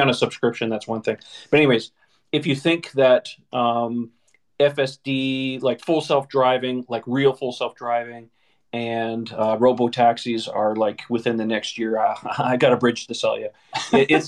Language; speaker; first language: English; native; English